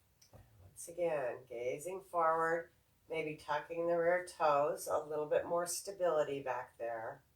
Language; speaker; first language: English; native; English